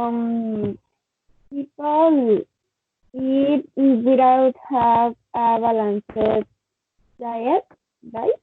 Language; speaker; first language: English; non-native, learner; Spanish